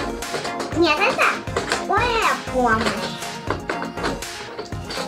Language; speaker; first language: Russian; native; Russian